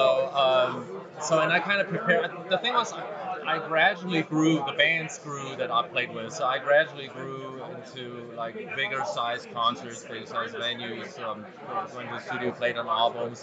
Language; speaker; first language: English; non-native, fluent; German